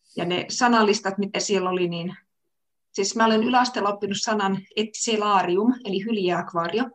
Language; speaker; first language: Finnish; native; Finnish